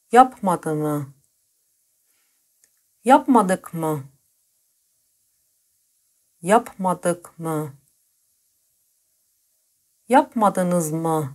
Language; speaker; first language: Turkish; non-native, fluent; Persian